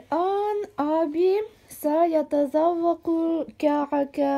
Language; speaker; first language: Arabic; non-native, fluent; Ukrainian